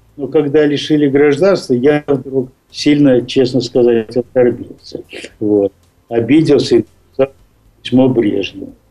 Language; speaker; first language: Russian; native; Russian